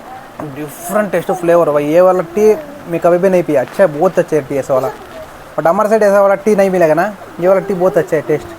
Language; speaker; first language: Hindi; non-native, local second language; Kannada